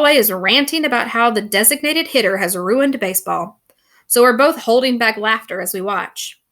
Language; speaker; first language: English; native; English